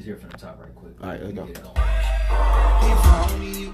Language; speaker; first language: English; native; English